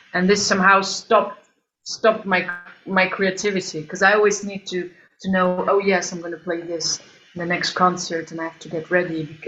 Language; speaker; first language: English; early bilingual, other home language; Albanian